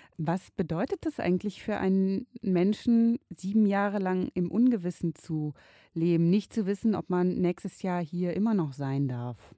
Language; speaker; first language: German; native; German